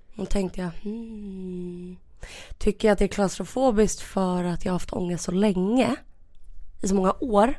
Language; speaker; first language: Swedish; early bilingual, other home language; Russian